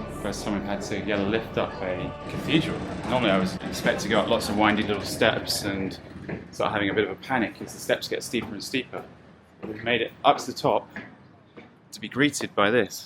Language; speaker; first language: English; native; English